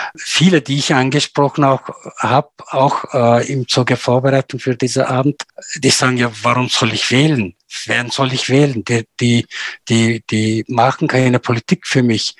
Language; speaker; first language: German; non-native, fluent; Turkish